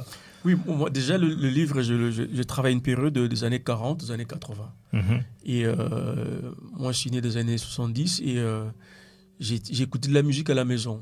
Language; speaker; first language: French; non-native, local second language; Lingala